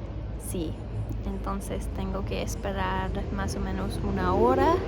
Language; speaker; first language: Spanish; non-native, fluent; English